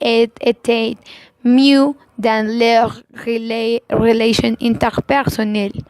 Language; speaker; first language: French; non-native, learner; Spanish